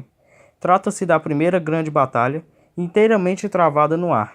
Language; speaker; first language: Portuguese; native; Portuguese